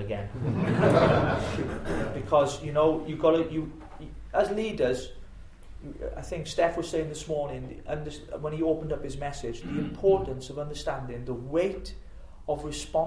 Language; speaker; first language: English; native; English